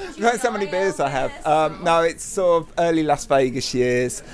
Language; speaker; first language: English; non-native, fluent; Dutch